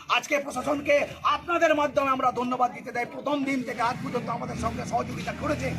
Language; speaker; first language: Bangla; non-native, local second language; Santali